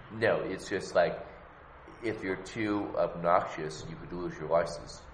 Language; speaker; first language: English; native; English